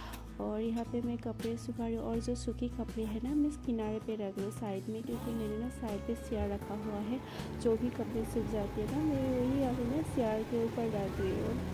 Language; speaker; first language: Hindi; non-native, local second language; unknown